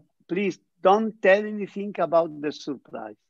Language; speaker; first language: English; non-native, fluent; Italian